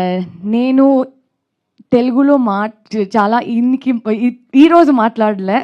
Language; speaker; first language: Telugu; non-native, learner; Kannada